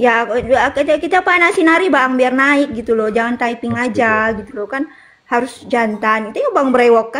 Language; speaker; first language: Indonesian; native; Indonesian